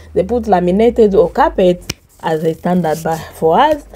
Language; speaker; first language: English; non-native, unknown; Swahili